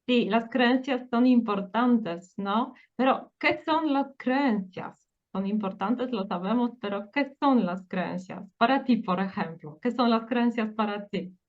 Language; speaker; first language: Spanish; non-native, fluent; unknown